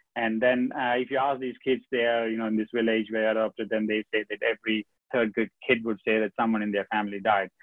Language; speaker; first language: English; non-native, local second language; Tamil